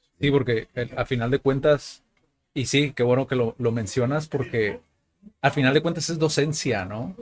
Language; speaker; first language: Spanish; native; Spanish